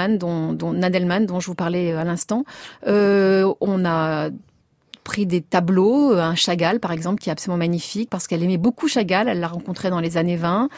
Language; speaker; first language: French; native; French